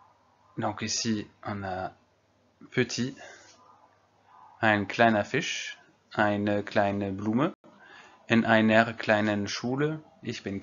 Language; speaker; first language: German; non-native, fluent; French